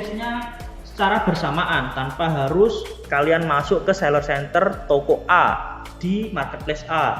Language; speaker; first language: Indonesian; native; Indonesian